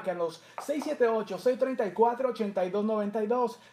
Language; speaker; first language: Spanish; native; Spanish